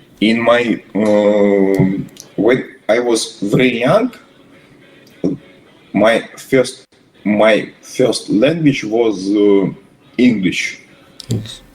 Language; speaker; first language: English; non-native, learner; Russian